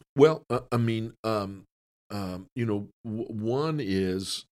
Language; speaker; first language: English; native; English